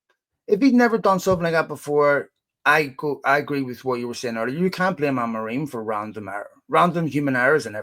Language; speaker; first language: English; native; English